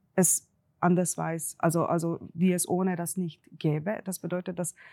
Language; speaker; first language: German; non-native, fluent; Slovenian